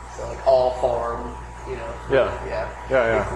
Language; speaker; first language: English; native; English